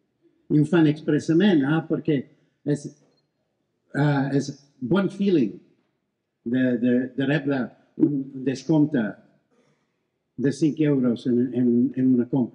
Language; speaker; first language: Catalan; non-native, fluent; English